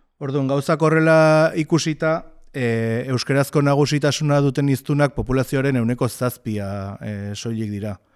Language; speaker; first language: Basque; native; Basque